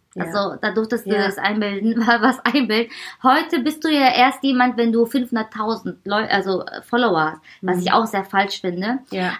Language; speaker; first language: German; early bilingual, heritage; Persian